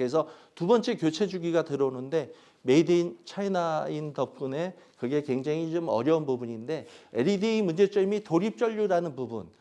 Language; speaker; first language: Korean; native; Korean